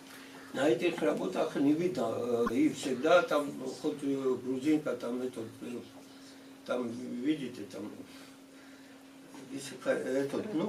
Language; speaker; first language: Russian; non-native, fluent; Georgian